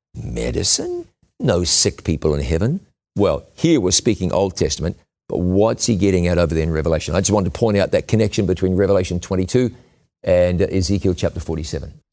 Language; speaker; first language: English; native; English